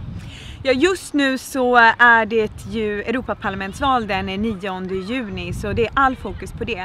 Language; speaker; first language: Swedish; early bilingual, other home language; Kurdish